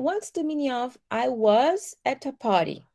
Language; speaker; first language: English; non-native, fluent; Portuguese